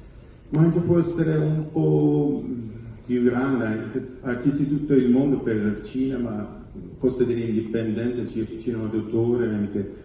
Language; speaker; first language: Italian; non-native, fluent; Persian